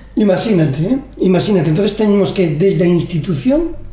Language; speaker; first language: Spanish; native; Spanish